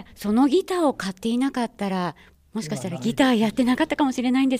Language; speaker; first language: Japanese; native; Japanese